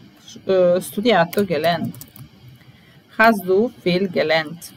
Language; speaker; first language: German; non-native, fluent; Italian